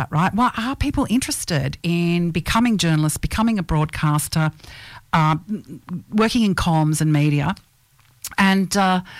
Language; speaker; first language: English; native; English